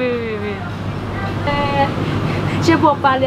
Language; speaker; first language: French; non-native, learner; Thai